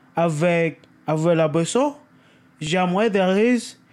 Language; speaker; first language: French; non-native, learner; English